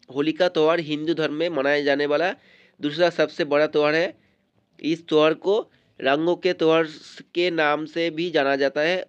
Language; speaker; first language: Hindi; non-native, local second language; Bangla